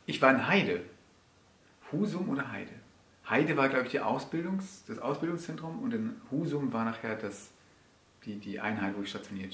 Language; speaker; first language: German; native; German